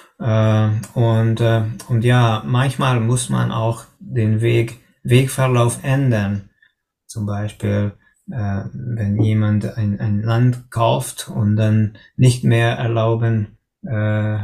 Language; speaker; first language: German; non-native, learner; Hungarian